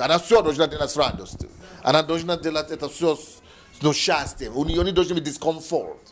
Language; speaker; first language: Russian; non-native, learner; Yoruba